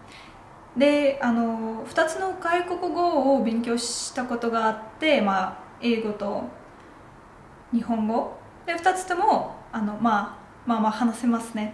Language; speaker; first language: Japanese; non-native, fluent; Russian